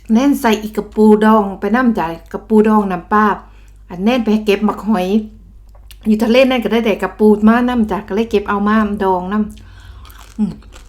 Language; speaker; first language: Thai; native; Thai